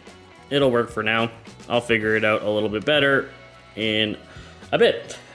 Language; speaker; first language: English; native; English